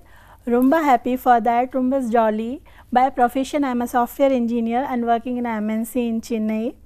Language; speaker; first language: Tamil; non-native, learner; Hindi